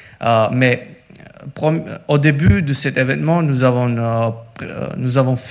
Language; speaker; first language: French; non-native, learner; Georgian